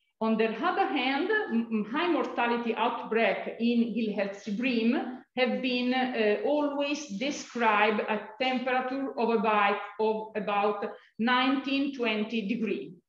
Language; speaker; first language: English; non-native, fluent; Italian